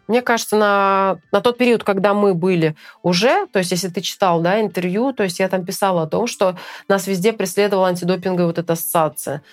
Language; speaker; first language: Russian; native; Russian